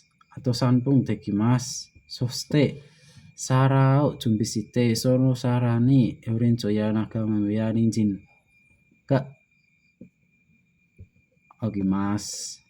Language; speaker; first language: Japanese; non-native, learner; Indonesian